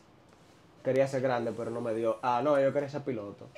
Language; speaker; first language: Spanish; native; Spanish